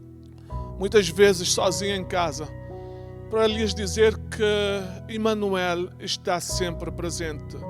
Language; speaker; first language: Portuguese; native; Portuguese